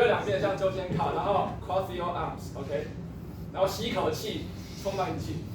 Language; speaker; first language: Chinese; native; Chinese